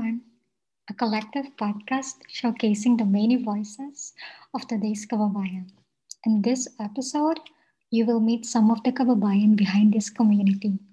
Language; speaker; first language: English; non-native, local second language; Filipino